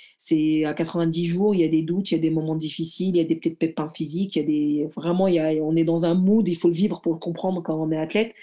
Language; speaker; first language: French; early bilingual, other home language; Arabic